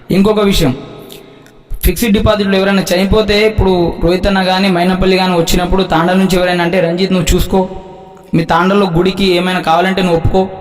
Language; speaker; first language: Telugu; non-native, local second language; Lambadi